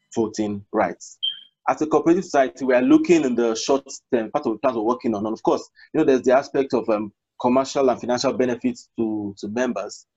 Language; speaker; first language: English; non-native, local second language; Yoruba